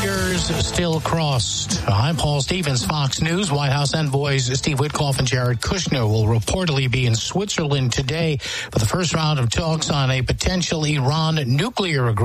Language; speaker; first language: English; native; English